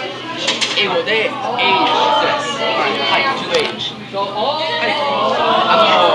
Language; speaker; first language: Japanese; non-native, learner; English